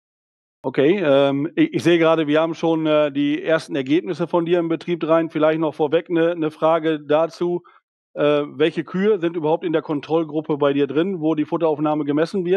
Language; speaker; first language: German; native; German